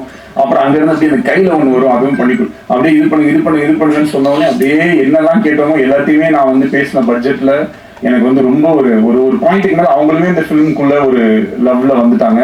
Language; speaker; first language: Tamil; native; Tamil